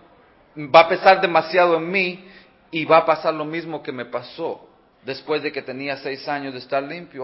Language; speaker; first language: Spanish; early bilingual, heritage; Spanish